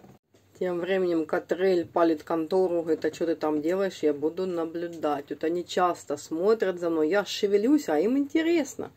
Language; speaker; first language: Russian; native; Russian